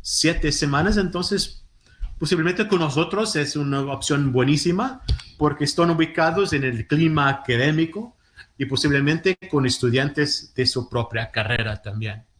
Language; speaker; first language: Spanish; non-native, fluent; Portuguese